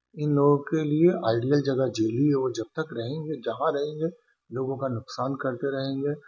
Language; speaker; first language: Hindi; non-native, local second language; Bangla